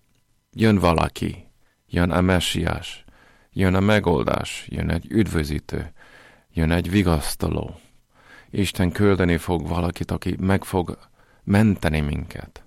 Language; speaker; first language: Hungarian; non-native, fluent; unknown